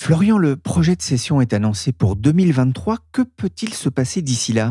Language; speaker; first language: French; native; French